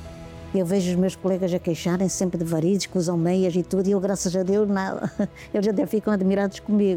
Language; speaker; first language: Portuguese; native; Portuguese